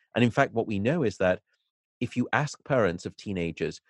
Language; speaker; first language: English; native; English